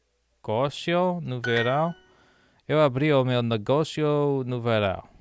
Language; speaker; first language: Portuguese; non-native, learner; English